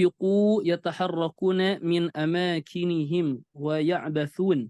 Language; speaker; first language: Arabic; non-native, fluent; Indonesian